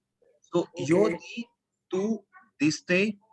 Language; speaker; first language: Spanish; non-native, fluent; Hindi